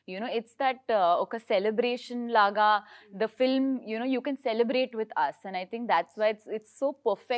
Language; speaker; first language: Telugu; non-native, local second language; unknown